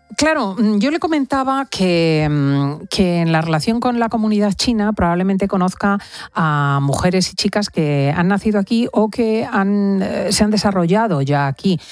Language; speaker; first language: Spanish; native; Spanish